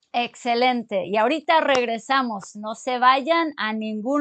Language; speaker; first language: Spanish; early bilingual, other home language; English